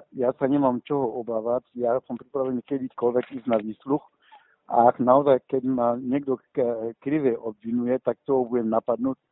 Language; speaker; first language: Slovak; non-native, fluent; Bambara